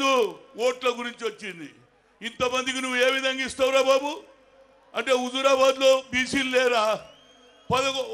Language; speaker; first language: Hindi; non-native, local second language; Telugu